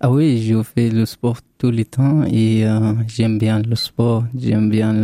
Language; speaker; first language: French; non-native, learner; Arabic